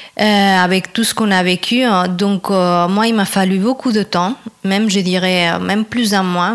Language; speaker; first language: French; non-native, fluent; Spanish